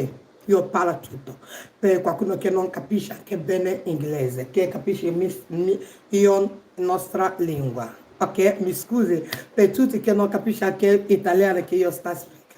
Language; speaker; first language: Italian; non-native, learner; Igbo